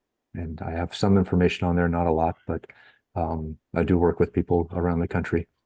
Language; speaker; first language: English; native; English